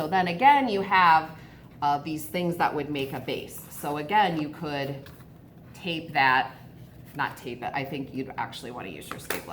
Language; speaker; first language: English; native; English